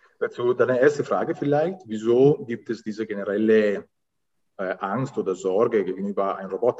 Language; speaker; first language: German; non-native, fluent; Italian